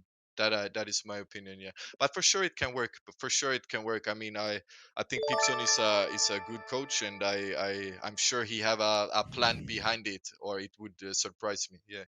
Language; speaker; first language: English; non-native, fluent; Swedish